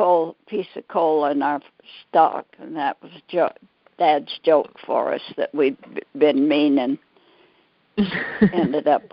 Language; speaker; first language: English; native; English